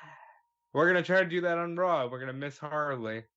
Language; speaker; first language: English; native; English